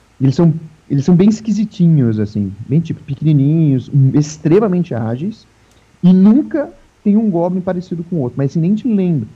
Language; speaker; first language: Portuguese; native; Portuguese